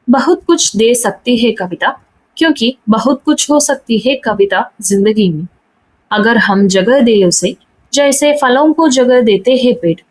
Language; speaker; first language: Hindi; non-native, local second language; Malayalam